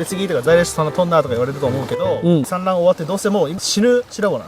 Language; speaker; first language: Japanese; native; Japanese